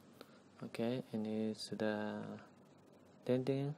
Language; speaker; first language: Indonesian; non-native, learner; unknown